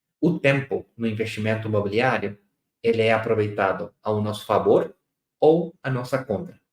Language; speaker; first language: Portuguese; non-native, fluent; Spanish